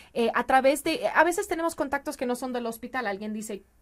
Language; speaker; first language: Spanish; non-native, fluent; English